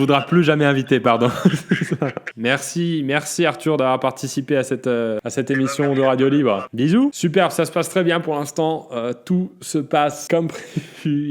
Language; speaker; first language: French; native; French